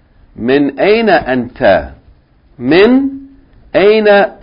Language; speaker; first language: Arabic; non-native, fluent; English